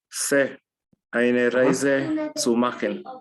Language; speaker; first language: German; non-native, learner; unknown